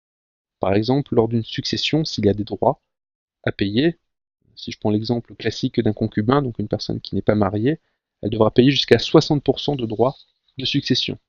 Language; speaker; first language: French; native; French